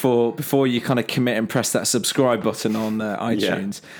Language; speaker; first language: English; native; English